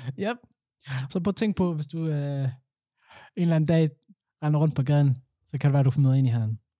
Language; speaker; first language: Danish; early bilingual, other home language; Somali